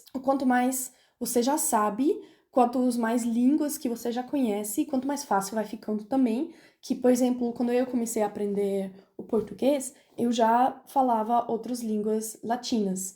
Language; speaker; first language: Portuguese; non-native, fluent; German